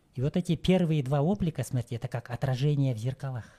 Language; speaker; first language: Russian; non-native, local second language; Kyrgyz